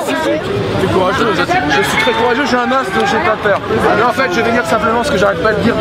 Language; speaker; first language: French; native; French